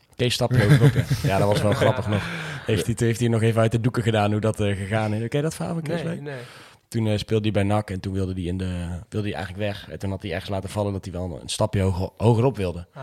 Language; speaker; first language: Dutch; native; Dutch